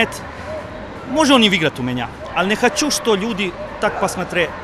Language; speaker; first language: Russian; non-native, learner; Serbian